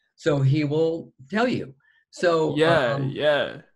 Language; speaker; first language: English; native; English